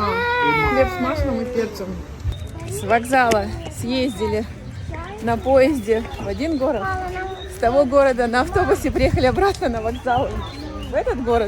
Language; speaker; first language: Russian; native; Russian